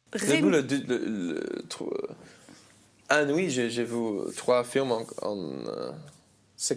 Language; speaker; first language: French; non-native, learner; English